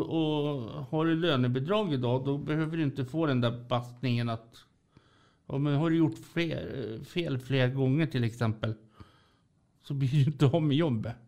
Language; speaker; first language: Swedish; native; Swedish